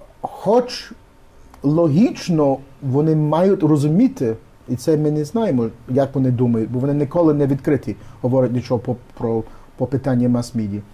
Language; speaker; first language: Ukrainian; early bilingual, heritage; Ukrainian